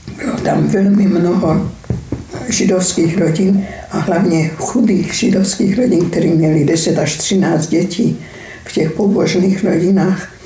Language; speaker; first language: Czech; non-native, fluent; Hungarian